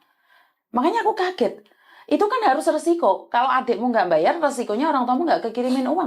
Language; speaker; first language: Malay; non-native, local second language; Javanese